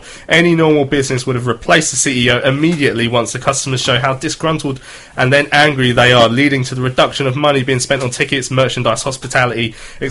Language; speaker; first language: English; native; English